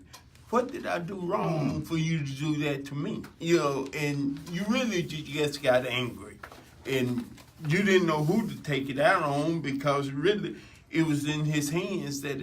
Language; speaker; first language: English; native; English